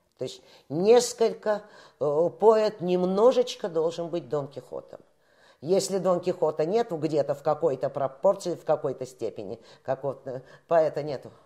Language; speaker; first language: Russian; native; Russian